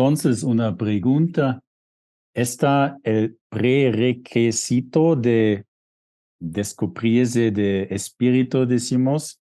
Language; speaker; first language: Spanish; non-native, fluent; German